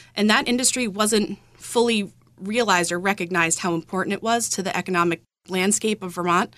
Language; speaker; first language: English; native; English